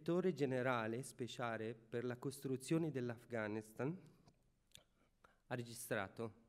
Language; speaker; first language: Italian; non-native, fluent; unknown